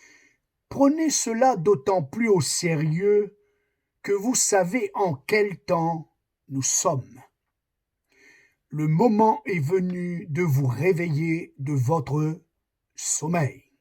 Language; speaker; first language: French; native; French